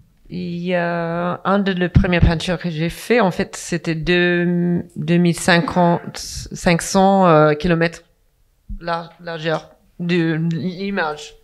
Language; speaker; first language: French; non-native, fluent; English